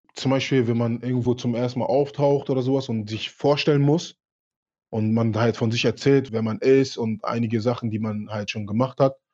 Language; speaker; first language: German; early bilingual, other home language; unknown